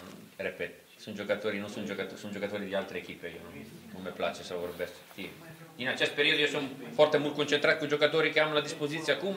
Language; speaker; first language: Romanian; non-native, fluent; Italian